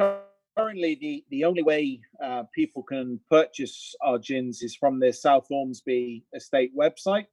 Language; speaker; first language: English; native; English